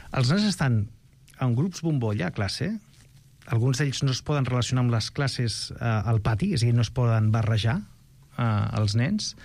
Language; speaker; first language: Catalan; non-native, local second language; Spanish